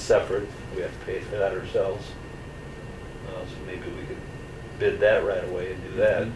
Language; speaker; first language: English; native; English